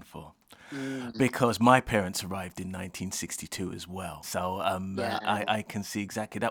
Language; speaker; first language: English; non-native, local second language; Jamaican Creole English